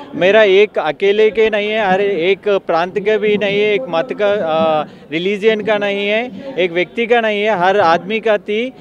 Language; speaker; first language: Hindi; non-native, local second language; Telugu